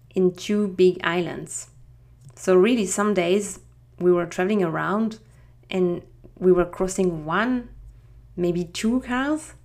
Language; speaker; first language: English; non-native, fluent; French